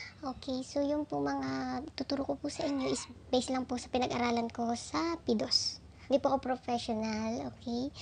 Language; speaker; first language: Filipino; native; Filipino